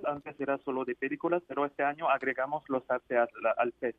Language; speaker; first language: Spanish; non-native, fluent; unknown